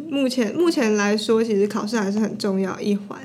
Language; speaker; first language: Chinese; native; Chinese